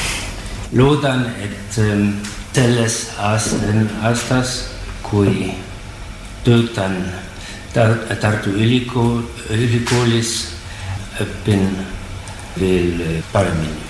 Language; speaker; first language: Estonian; non-native, learner; German